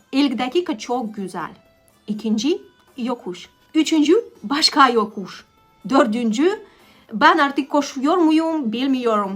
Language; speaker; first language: Turkish; non-native, fluent; Russian